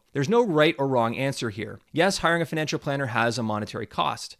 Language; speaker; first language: English; native; English